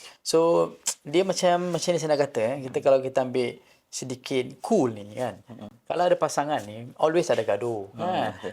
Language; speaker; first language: Malay; non-native, local second language; Tamil